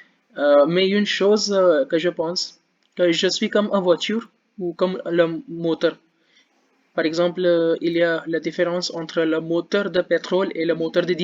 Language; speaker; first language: French; non-native, learner; Hindi